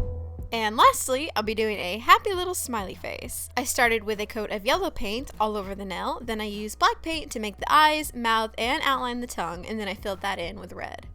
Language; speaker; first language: English; native; English